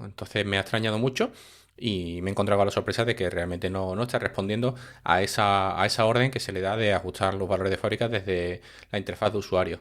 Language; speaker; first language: Spanish; native; Spanish